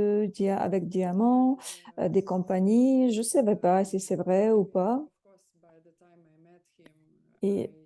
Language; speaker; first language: French; non-native, fluent; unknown